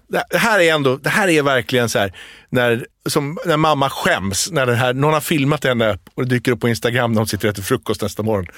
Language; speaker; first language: Swedish; native; Swedish